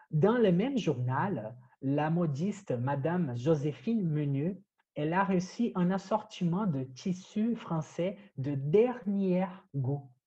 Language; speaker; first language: French; non-native, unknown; Portuguese